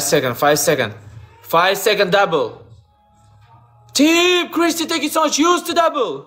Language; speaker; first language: English; non-native, learner; Russian